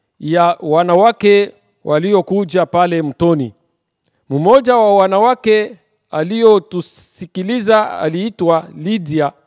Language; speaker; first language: Swahili; native; Swahili